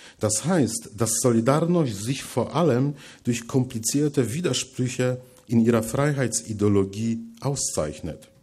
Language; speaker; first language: German; non-native, fluent; Polish